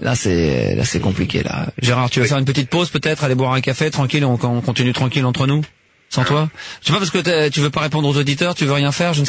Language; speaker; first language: French; native; French